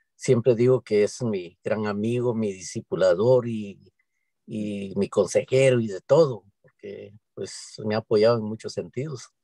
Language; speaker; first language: Spanish; native; Spanish